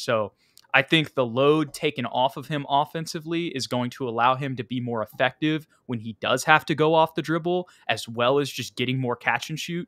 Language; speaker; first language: English; native; English